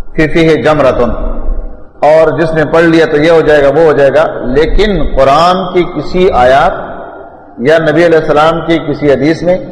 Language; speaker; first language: Urdu; non-native, local second language; Pashto